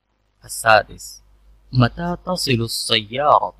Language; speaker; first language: Arabic; non-native, fluent; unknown